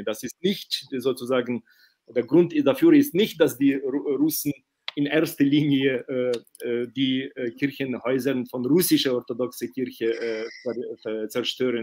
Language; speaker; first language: German; non-native, fluent; Ukrainian